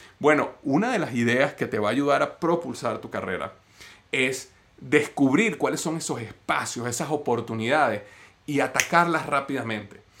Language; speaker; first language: Spanish; native; Spanish